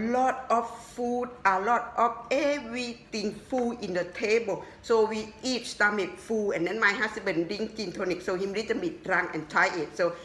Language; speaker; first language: English; non-native, learner; Thai